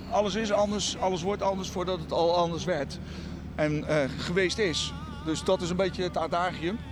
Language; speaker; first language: Dutch; native; Dutch